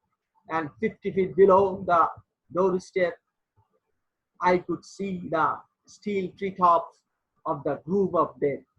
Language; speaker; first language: English; non-native, local second language; Bangla